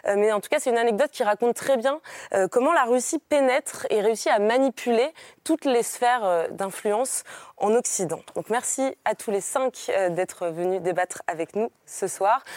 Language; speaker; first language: French; native; French